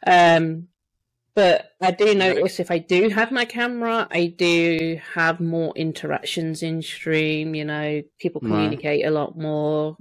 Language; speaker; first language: English; native; English